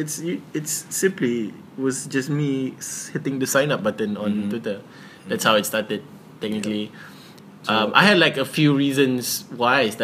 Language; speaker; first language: English; non-native, local second language; Malay